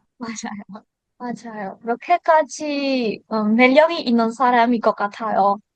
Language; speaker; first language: Korean; non-native, learner; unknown